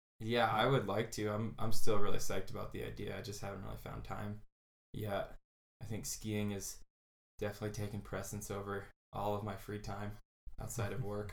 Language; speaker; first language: English; native; English